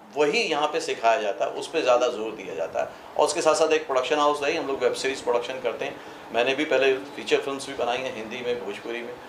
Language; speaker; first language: Hindi; native; Hindi